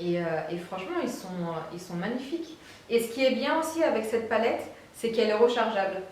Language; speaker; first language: French; native; French